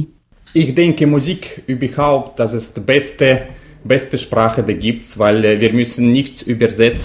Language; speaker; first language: German; non-native, fluent; Russian